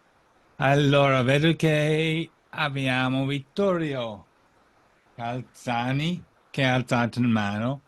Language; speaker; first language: Italian; non-native, fluent; English